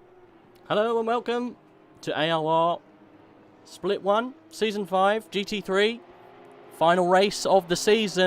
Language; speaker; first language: English; native; English